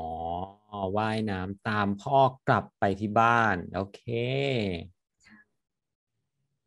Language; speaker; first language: Thai; native; Thai